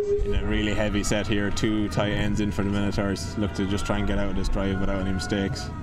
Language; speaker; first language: English; native; English